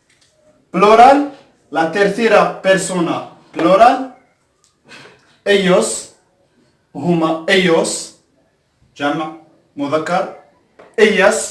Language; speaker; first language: Spanish; non-native, fluent; Arabic